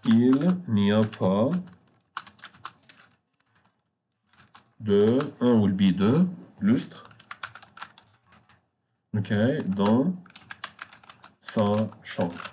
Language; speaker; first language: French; non-native, fluent; Arabic